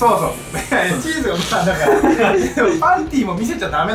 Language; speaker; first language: Japanese; native; Japanese